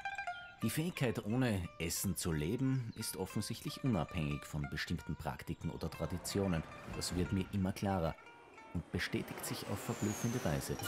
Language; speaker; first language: German; native; German